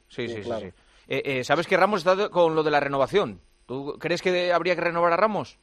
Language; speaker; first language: Spanish; native; Spanish